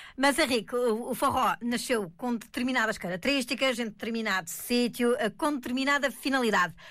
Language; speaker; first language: Portuguese; native; Portuguese